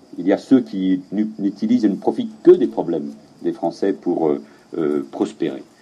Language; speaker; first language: French; native; French